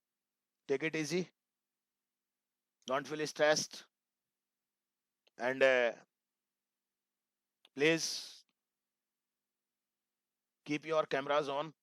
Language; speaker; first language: English; non-native, local second language; Hindi